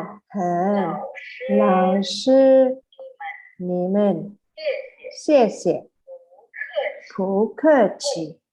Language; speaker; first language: Chinese; non-native, learner; Indonesian